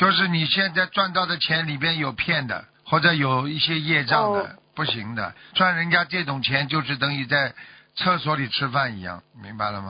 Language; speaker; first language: Chinese; native; Chinese